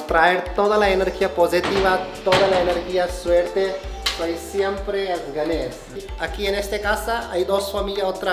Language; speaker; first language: Spanish; non-native, learner; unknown